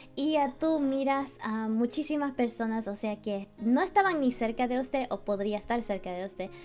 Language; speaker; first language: Spanish; non-native, learner; English